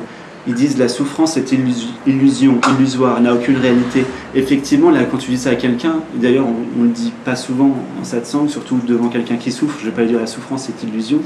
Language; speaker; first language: French; native; French